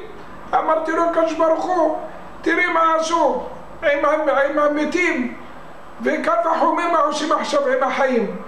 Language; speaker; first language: Hebrew; non-native, fluent; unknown